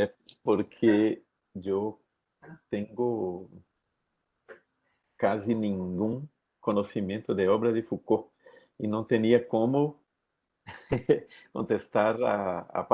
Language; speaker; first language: Spanish; non-native, learner; Portuguese